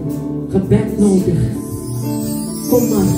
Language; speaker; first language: Dutch; non-native, learner; Indonesian